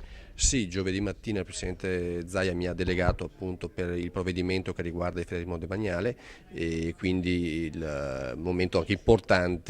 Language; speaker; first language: Italian; native; Italian